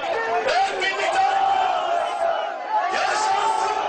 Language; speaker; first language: Turkish; native; Turkish